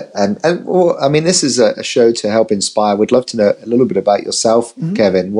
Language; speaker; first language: English; native; English